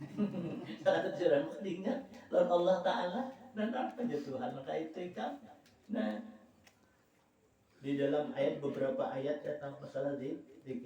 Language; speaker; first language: Indonesian; non-native, local second language; Banjar